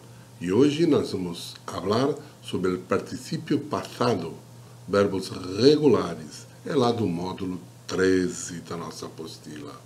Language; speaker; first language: Spanish; non-native, fluent; Portuguese